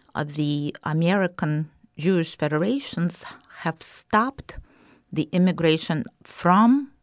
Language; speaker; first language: English; non-native, fluent; Russian